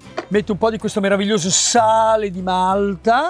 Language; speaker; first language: Italian; native; Italian